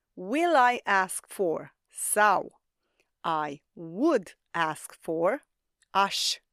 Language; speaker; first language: English; non-native, fluent; Romanian